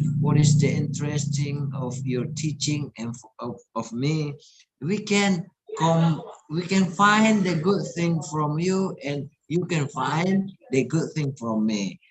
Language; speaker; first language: English; non-native, learner; Indonesian